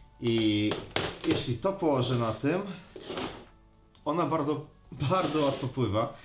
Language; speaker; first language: Polish; native; Polish